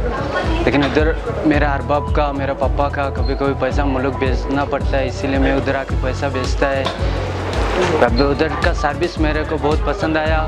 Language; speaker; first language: Hindi; non-native, local second language; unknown